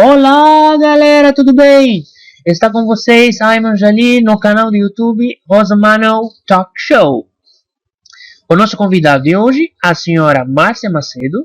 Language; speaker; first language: Portuguese; non-native, fluent; Arabic